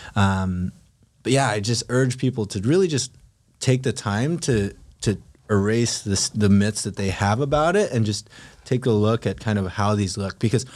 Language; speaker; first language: English; non-native, local second language; Filipino